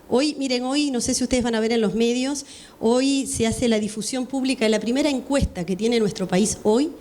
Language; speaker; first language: Spanish; native; Spanish